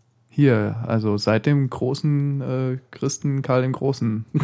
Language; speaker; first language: German; native; German